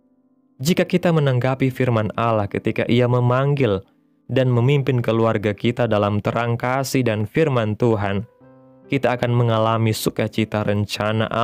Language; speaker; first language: Indonesian; native; Indonesian